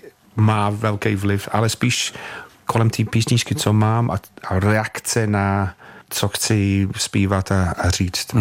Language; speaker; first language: Czech; non-native, fluent; English